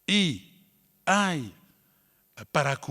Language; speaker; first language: Spanish; non-native, fluent; French